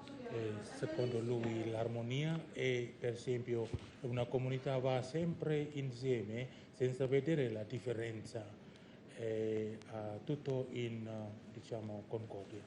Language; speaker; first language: Italian; non-native, fluent; Indonesian